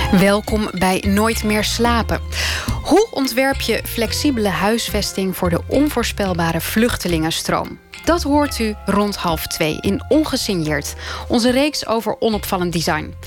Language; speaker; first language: Dutch; native; Dutch